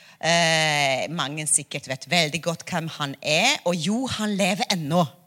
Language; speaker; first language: Norwegian; non-native, fluent; Hungarian